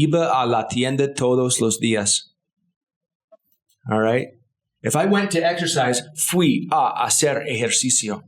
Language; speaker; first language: Spanish; non-native, fluent; English